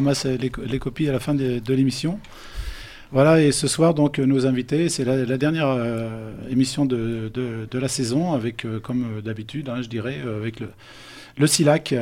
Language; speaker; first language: French; native; French